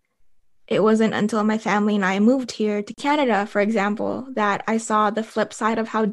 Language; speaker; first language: English; non-native, local second language; Filipino